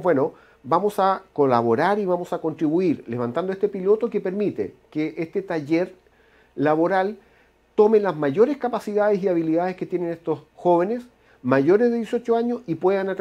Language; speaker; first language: Spanish; native; Spanish